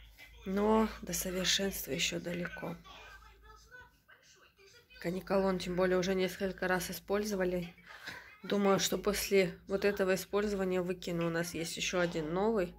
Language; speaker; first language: Russian; native; Russian